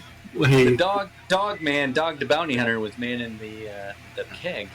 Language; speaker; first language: English; native; English